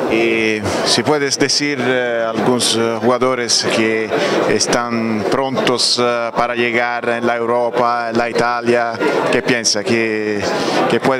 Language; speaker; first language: Spanish; non-native, learner; Italian